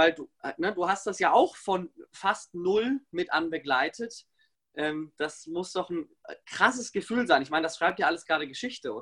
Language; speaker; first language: German; native; German